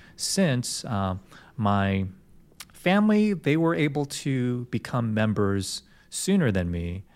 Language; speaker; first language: English; native; English